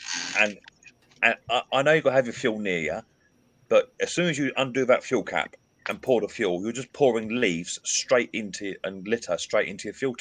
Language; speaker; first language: English; native; English